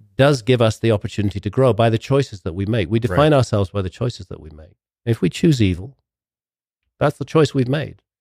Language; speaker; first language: English; native; English